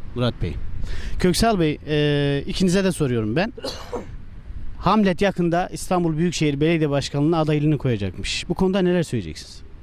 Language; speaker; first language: Turkish; native; Turkish